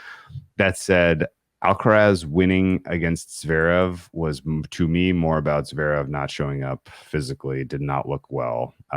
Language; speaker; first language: English; native; English